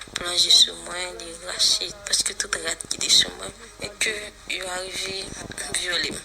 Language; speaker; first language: Haitian Creole; native; Haitian Creole